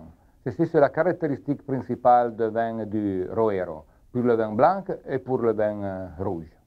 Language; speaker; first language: French; non-native, learner; Italian